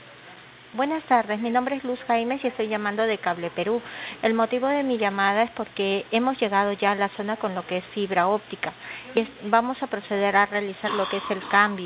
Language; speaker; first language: Spanish; native; Spanish